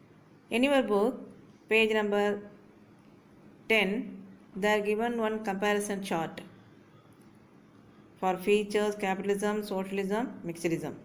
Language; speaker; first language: English; non-native, local second language; Tamil